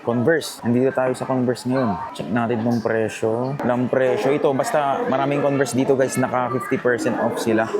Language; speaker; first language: Filipino; native; Filipino